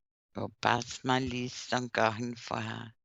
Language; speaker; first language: Portuguese; non-native, fluent; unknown